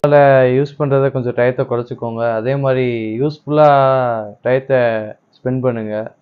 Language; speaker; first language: Tamil; native; Tamil